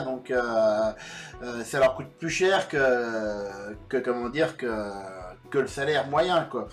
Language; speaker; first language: French; native; French